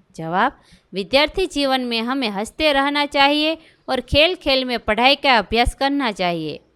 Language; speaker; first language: Hindi; non-native, local second language; Gujarati